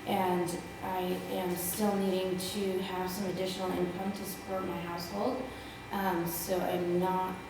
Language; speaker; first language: English; native; English